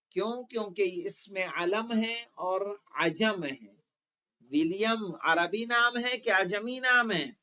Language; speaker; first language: Urdu; native; Urdu